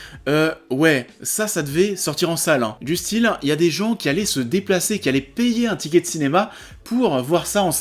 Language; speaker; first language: French; native; French